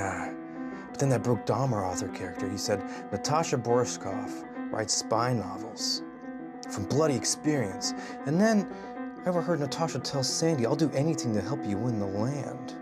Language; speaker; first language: English; native; English